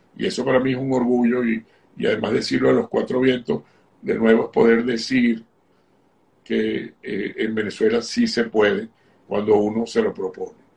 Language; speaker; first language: Spanish; native; Spanish